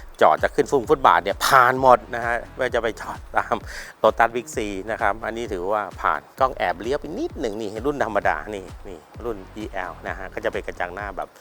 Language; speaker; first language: Thai; native; Thai